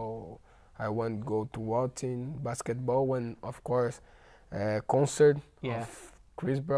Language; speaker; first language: English; non-native, learner; Portuguese